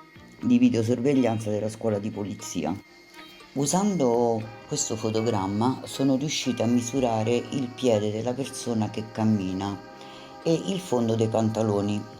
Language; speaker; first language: Italian; native; Italian